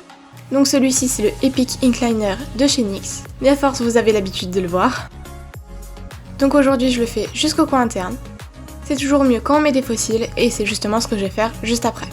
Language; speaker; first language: French; native; French